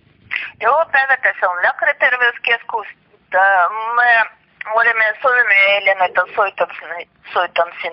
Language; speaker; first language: Finnish; non-native, learner; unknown